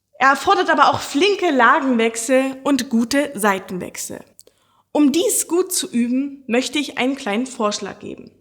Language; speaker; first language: German; native; German